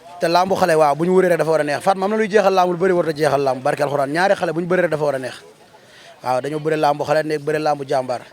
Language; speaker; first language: Wolof; native; Wolof